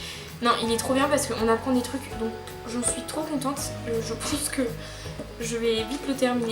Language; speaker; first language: French; native; French